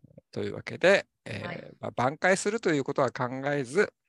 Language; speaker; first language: Japanese; native; Japanese